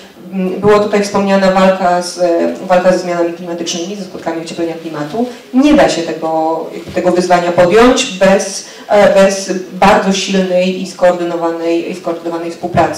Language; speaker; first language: Polish; native; Polish